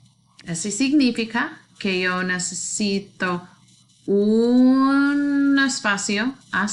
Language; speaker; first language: Spanish; non-native, learner; English